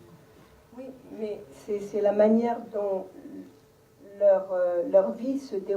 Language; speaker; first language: French; native; French